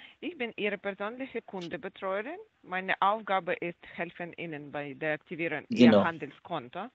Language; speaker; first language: German; non-native, learner; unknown